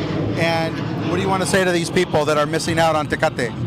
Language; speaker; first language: English; native; English